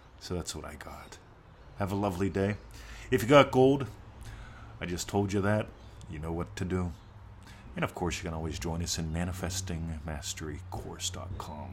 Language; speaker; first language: English; native; English